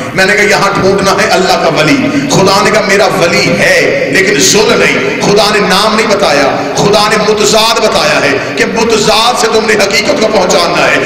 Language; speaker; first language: Urdu; native; Urdu